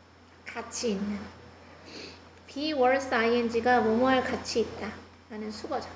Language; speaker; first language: Korean; native; Korean